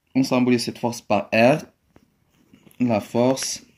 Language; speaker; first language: French; non-native, local second language; Arabic